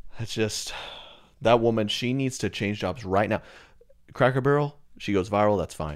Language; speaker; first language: English; native; English